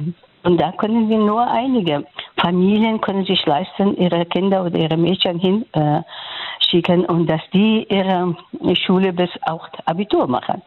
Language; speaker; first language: German; non-native, fluent; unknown